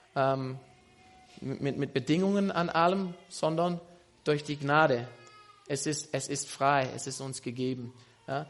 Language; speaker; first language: German; non-native, fluent; English